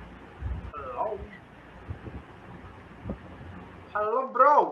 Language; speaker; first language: English; non-native, learner; Malayalam